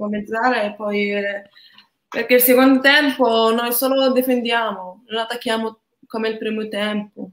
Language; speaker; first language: Italian; non-native, learner; Arabic